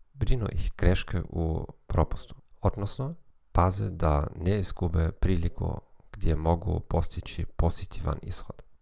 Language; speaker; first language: Croatian; non-native, fluent; German